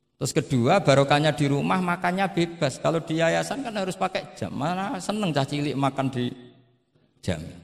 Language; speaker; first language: Indonesian; non-native, local second language; Javanese